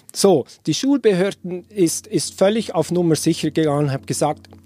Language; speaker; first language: German; native; German